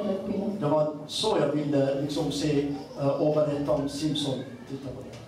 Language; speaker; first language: Swedish; non-native, fluent; Amharic